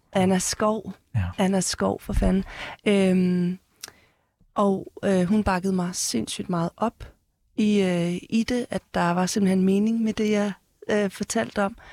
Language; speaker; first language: Danish; early bilingual, heritage; Danish